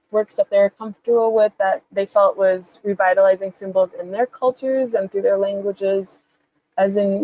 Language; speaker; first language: English; native; English